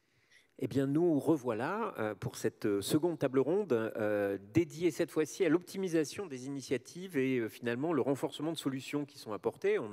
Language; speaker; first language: French; native; French